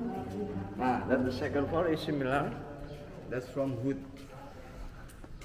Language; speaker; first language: English; non-native, learner; Indonesian